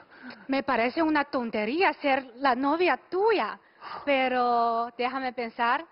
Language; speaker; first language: Spanish; non-native, fluent; Chinese